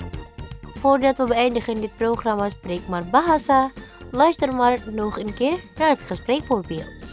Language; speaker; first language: Dutch; non-native, learner; Indonesian